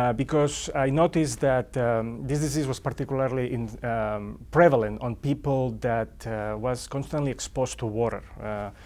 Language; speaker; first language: English; non-native, fluent; Spanish